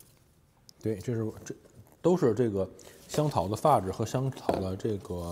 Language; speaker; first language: Chinese; native; Chinese